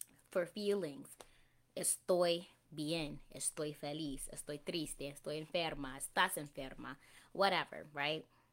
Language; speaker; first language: Spanish; non-native, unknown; English